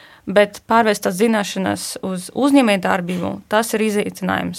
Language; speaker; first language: Latvian; non-native, fluent; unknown